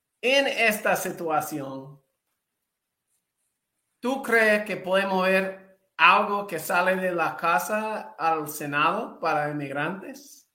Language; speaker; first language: Spanish; non-native, fluent; English